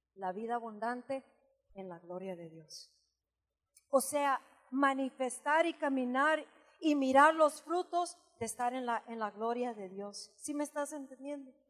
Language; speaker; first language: Spanish; early bilingual, heritage; Spanish